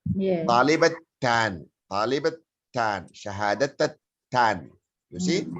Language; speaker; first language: Arabic; native; Arabic